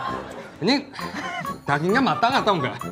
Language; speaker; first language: Indonesian; non-native, fluent; Korean